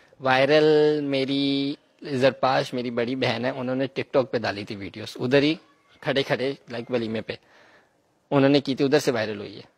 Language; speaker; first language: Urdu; early bilingual, heritage; Urdu